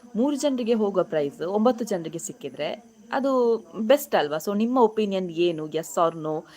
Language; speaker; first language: Kannada; non-native, local second language; Tulu